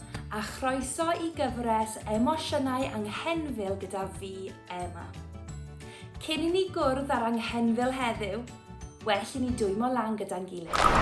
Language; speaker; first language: Welsh; non-native, local second language; English